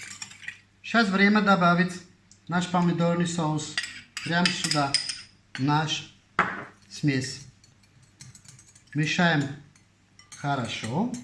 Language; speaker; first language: Russian; non-native, fluent; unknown